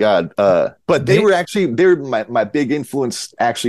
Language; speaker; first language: English; native; English